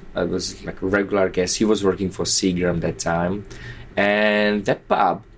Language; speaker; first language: English; non-native, fluent; Slovak